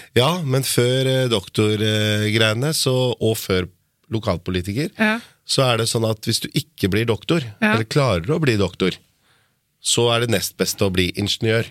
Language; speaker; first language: Norwegian; early bilingual, other home language; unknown